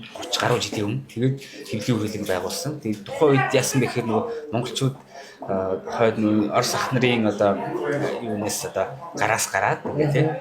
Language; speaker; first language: Mongolian; native; Mongolian